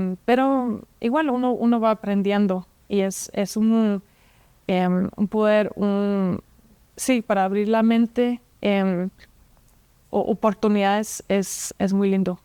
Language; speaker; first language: Spanish; non-native, fluent; German